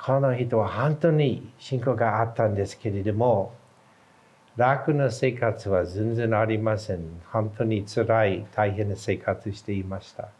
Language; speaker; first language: Japanese; non-native, fluent; English